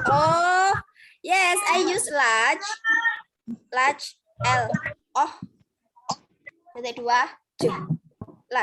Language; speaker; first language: English; non-native, local second language; Indonesian